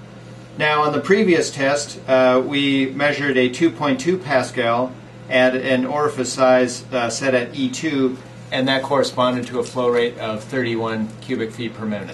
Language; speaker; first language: English; native; English